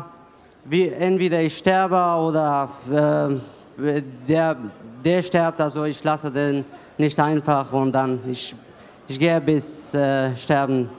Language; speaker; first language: German; non-native, learner; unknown